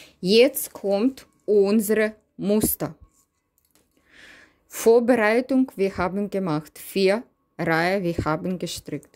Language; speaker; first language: German; non-native, learner; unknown